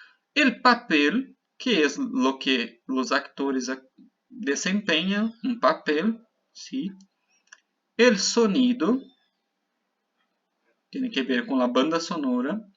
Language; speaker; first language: Spanish; non-native, fluent; Portuguese